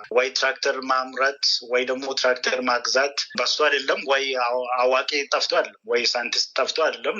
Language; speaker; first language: Amharic; non-native, local second language; Oromo